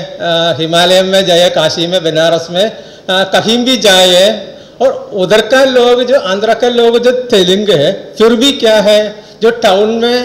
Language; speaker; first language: Hindi; non-native, local second language; Malayalam